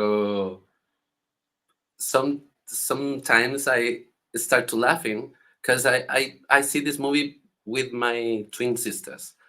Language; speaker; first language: English; non-native, learner; Spanish